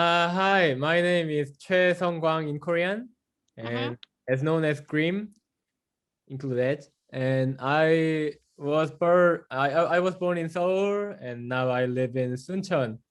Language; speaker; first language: English; non-native, fluent; Korean